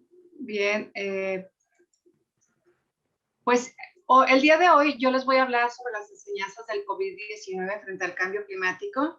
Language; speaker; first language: Spanish; native; Spanish